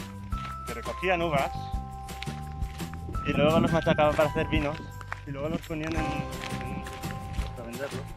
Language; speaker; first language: Spanish; native; Spanish